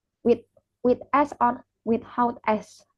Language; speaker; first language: English; non-native, fluent; Indonesian